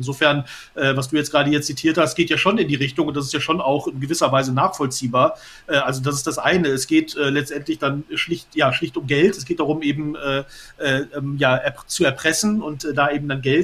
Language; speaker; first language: German; native; German